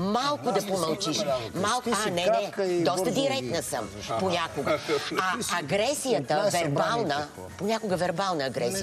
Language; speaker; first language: Bulgarian; native; Bulgarian